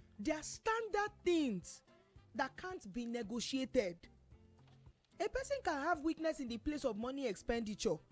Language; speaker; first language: Nigerian Pidgin; native; Nigerian Pidgin